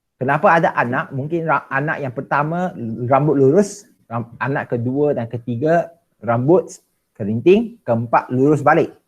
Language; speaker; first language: Malay; non-native, local second language; Chinese